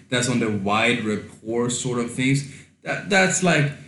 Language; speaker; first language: English; non-native, fluent; Swedish